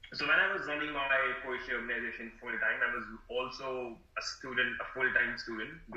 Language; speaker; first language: English; non-native, local second language; Hindi